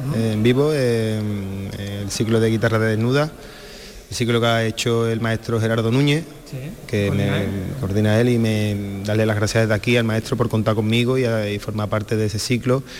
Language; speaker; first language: Spanish; native; Spanish